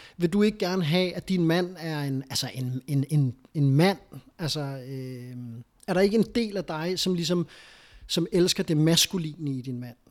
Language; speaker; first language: Danish; early bilingual, other home language; Spanish